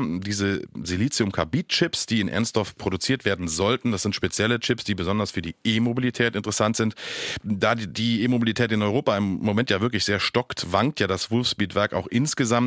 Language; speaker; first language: German; native; German